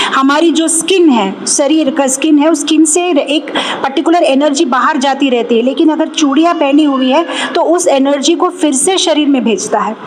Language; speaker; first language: Hindi; non-native, local second language; Telugu